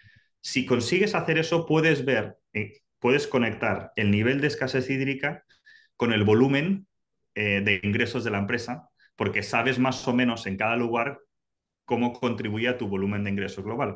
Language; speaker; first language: Spanish; native; Spanish